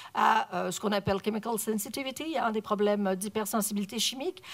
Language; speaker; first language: French; native; French